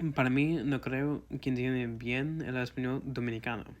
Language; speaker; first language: Spanish; non-native, fluent; English